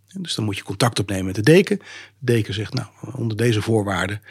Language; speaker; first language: Dutch; native; Dutch